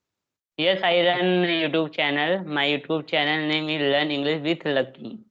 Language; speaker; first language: English; non-native, learner; Hindi